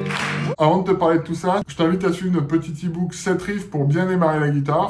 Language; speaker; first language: French; native; French